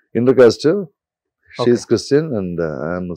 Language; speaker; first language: Telugu; non-native, local second language; Malayalam